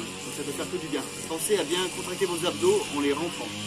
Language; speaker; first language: French; native; French